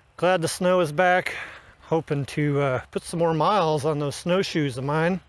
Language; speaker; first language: English; native; English